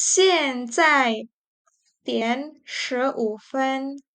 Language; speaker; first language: Chinese; non-native, fluent; Indonesian